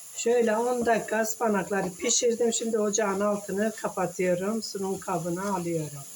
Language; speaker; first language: Turkish; native; Turkish